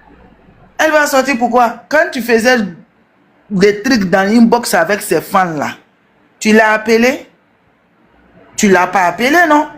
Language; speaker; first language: French; non-native, local second language; Bambara